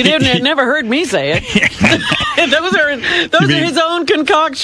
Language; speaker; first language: English; native; English